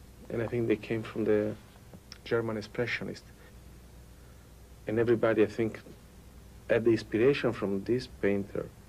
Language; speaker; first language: English; non-native, fluent; Italian